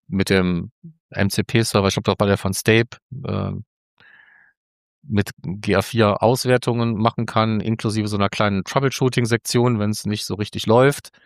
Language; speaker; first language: German; native; German